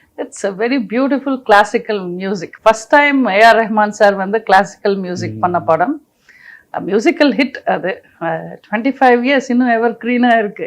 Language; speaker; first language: Tamil; non-native, local second language; Telugu